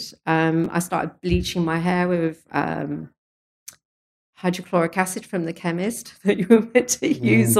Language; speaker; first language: English; native; English